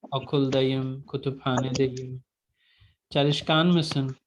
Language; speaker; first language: Turkish; non-native, fluent; Urdu